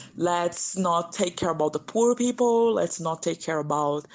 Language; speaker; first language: English; non-native, fluent; Portuguese